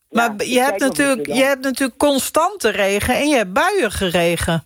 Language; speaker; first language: Dutch; native; Dutch